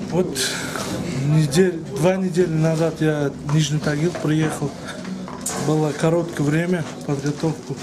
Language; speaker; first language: Russian; non-native, learner; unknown